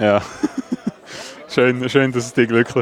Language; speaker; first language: German; native; German